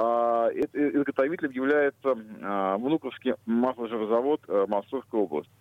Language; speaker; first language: Russian; native; Russian